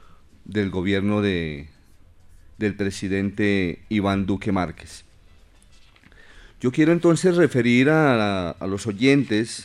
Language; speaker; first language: Spanish; native; Spanish